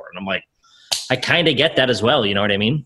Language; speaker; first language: English; native; English